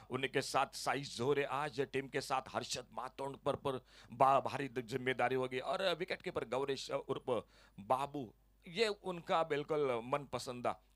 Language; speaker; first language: Hindi; non-native, local second language; Konkani